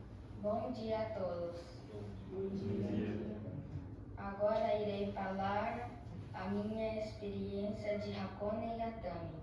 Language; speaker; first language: Portuguese; early bilingual, heritage; Portuguese